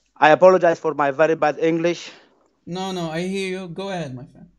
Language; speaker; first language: English; non-native, fluent; Romanian